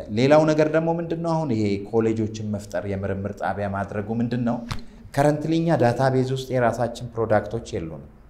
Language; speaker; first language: Amharic; native; Amharic